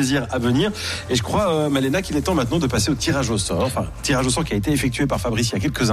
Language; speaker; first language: French; native; French